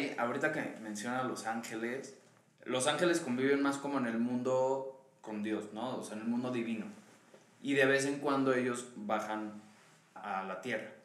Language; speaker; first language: Spanish; native; Spanish